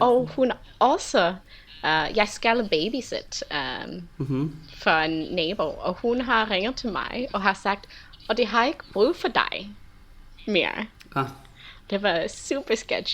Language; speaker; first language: Danish; non-native, learner; English